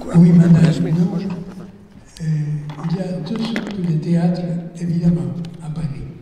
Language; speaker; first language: French; non-native, fluent; Spanish